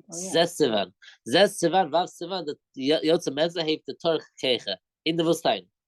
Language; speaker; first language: Dutch; non-native, fluent; English